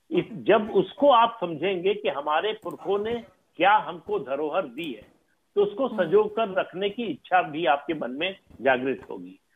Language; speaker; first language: Hindi; native; Hindi